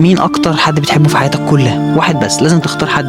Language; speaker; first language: Arabic; native; Arabic